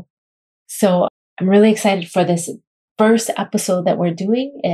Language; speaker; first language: English; native; English